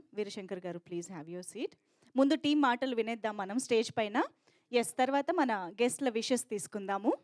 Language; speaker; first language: Telugu; native; Telugu